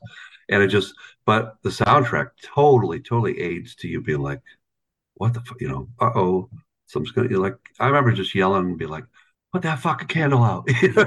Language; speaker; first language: English; native; English